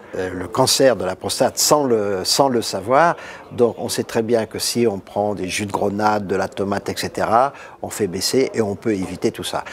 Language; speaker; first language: French; native; French